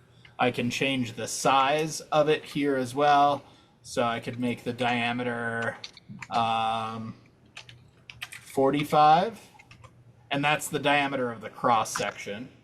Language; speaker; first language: English; native; English